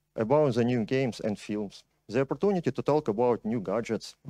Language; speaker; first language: English; non-native, fluent; Ukrainian